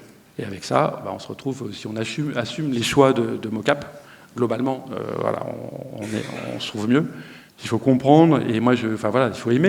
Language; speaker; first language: French; native; French